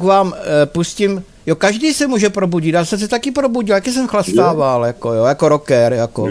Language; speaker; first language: Czech; native; Czech